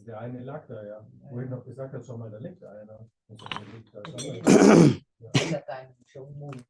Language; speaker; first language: German; native; German